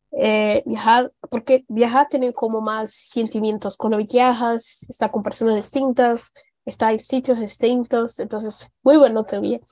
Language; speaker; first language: Spanish; non-native, fluent; Portuguese